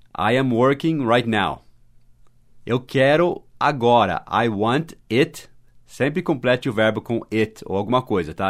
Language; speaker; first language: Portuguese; non-native, fluent; English